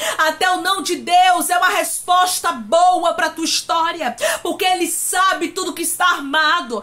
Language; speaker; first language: Portuguese; native; Portuguese